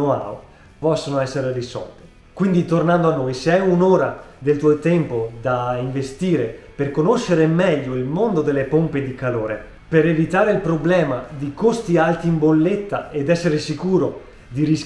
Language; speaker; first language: Italian; native; Italian